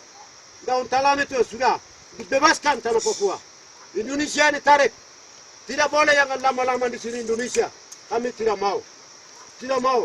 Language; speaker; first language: Indonesian; non-native, local second language; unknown